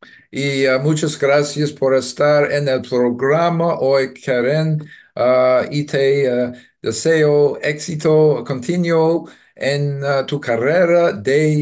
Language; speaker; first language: Spanish; non-native, learner; English